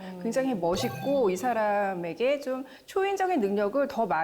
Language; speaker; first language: Korean; native; Korean